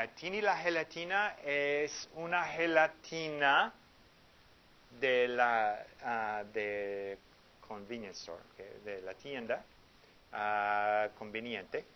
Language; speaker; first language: Spanish; non-native, fluent; English